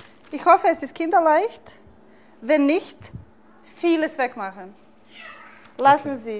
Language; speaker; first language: German; non-native, fluent; Serbian